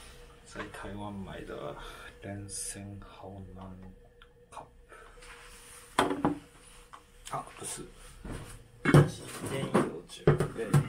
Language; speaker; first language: Chinese; non-native, fluent; Japanese